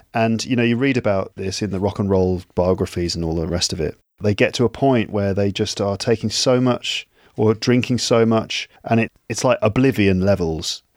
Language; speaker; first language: English; native; English